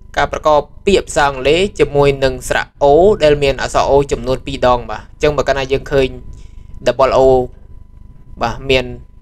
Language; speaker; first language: Khmer; native; Khmer